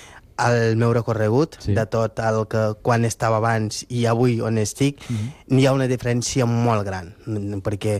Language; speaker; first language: Catalan; non-native, fluent; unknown